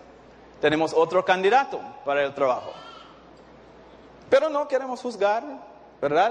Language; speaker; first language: Spanish; non-native, fluent; English